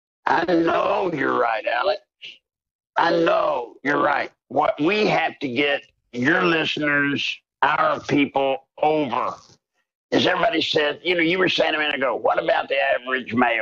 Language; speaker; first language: English; native; English